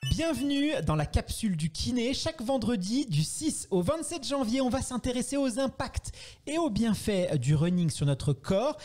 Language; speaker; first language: French; native; French